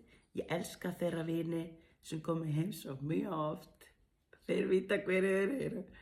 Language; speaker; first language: Icelandic; non-native, fluent; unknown